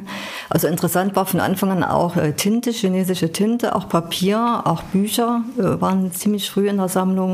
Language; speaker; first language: German; native; German